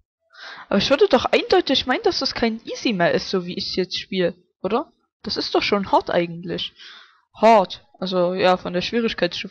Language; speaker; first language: German; native; German